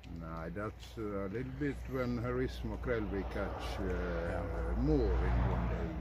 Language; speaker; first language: English; non-native, learner; Norwegian